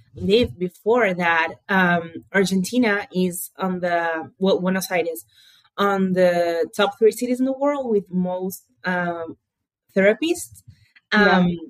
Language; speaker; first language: English; early bilingual, other home language; Portuguese